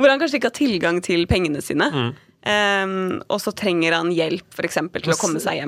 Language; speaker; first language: Norwegian; native; Norwegian